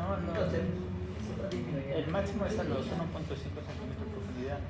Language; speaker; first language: Spanish; native; Spanish